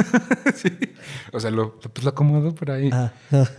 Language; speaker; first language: Spanish; native; Spanish